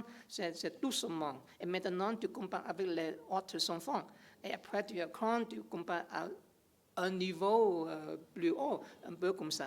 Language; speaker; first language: French; non-native, learner; English